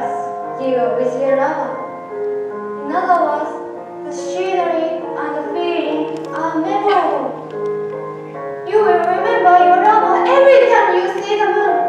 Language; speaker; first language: English; non-native, learner; Japanese